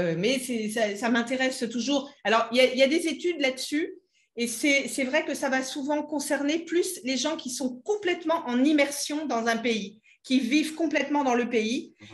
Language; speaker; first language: French; native; French